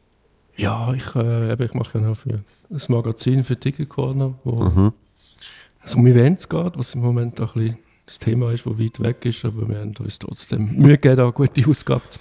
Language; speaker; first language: German; native; German